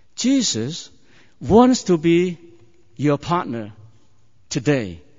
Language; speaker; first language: English; non-native, fluent; Chinese